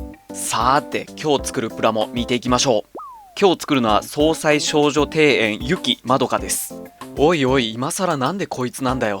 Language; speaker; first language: Japanese; native; Japanese